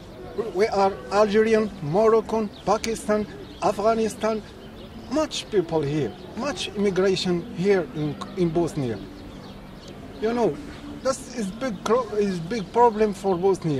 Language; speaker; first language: English; non-native, learner; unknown